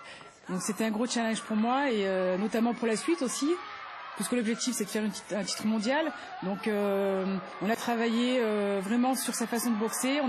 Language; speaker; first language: French; native; French